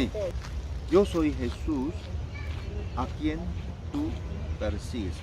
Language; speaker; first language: Spanish; non-native, learner; Korean